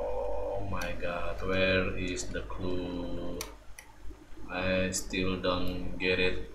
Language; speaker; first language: English; non-native, learner; Indonesian